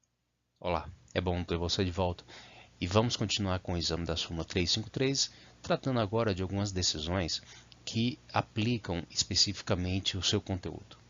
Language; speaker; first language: Portuguese; native; Portuguese